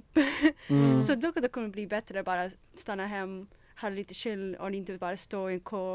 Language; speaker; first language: Swedish; non-native, fluent; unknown